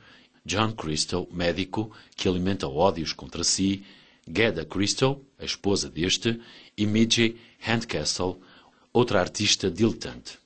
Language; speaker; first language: Portuguese; native; Portuguese